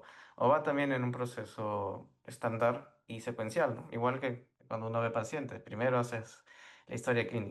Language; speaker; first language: Spanish; native; Spanish